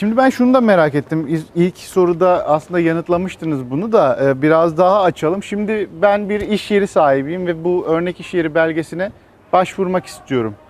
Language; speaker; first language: Turkish; native; Turkish